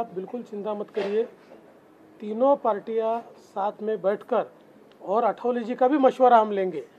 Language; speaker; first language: Hindi; non-native, local second language; Marathi